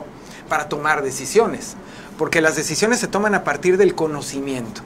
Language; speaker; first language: Spanish; native; Spanish